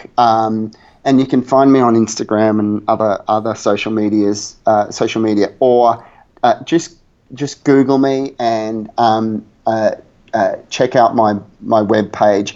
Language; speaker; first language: English; native; English